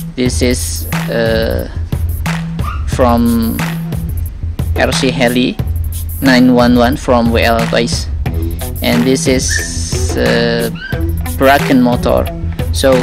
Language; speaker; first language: English; non-native, learner; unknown